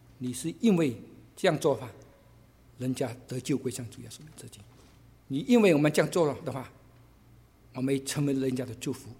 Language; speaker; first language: Chinese; non-native, local second language; Cantonese